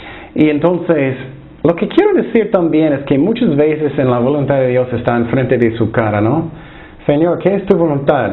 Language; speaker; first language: Spanish; non-native, fluent; English